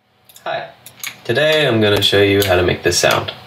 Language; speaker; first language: English; native; English